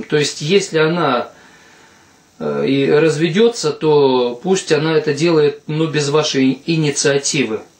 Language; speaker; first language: Russian; native; Russian